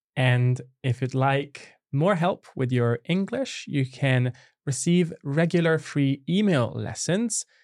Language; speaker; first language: English; non-native, fluent; Italian